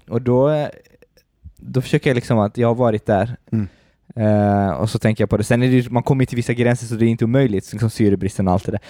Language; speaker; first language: Swedish; early bilingual, other home language; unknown